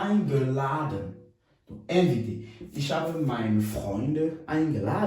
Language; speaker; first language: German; non-native, fluent; French